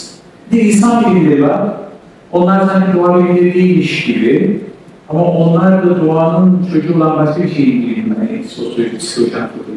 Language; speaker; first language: Turkish; native; Turkish